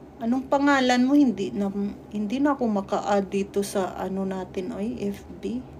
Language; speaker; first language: Filipino; native; Filipino